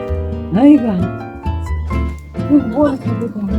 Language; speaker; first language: Korean; native; Korean